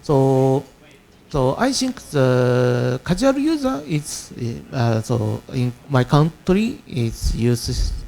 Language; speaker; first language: English; non-native, learner; Japanese